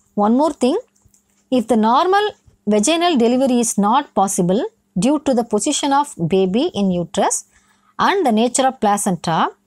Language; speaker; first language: English; non-native, local second language; Tamil